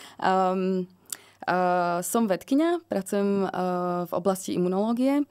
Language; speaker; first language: Slovak; native; Slovak